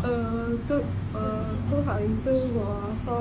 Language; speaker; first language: Chinese; non-native, learner; Khmer